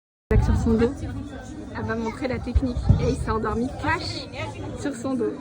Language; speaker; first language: French; native; French